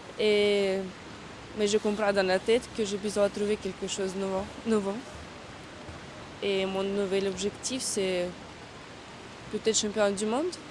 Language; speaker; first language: French; non-native, learner; Russian